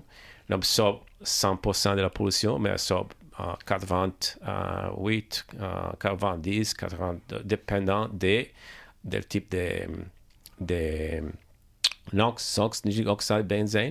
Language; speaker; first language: French; non-native, learner; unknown